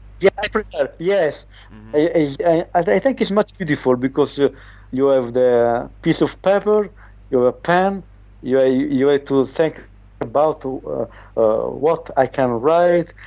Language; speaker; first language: English; non-native, learner; Italian